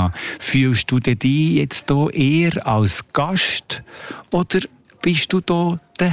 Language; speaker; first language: German; native; German